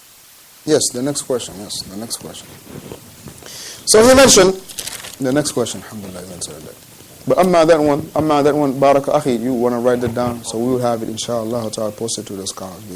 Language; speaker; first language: English; non-native, fluent; Arabic